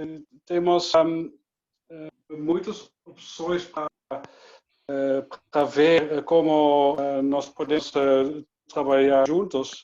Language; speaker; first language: Portuguese; non-native, learner; Dutch